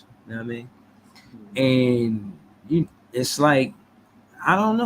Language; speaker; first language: English; native; English